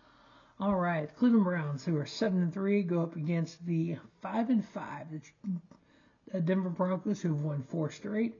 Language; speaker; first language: English; native; English